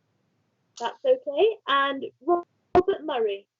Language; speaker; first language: English; native; English